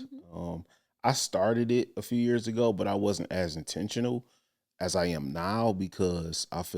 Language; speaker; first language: English; native; English